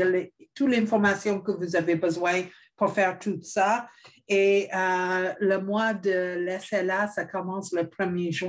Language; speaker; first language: French; non-native, fluent; English